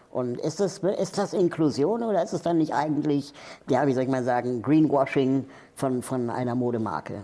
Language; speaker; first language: German; native; German